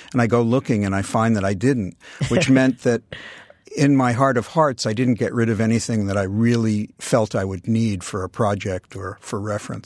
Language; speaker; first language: English; native; English